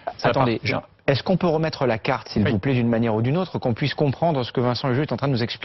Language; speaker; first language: French; native; French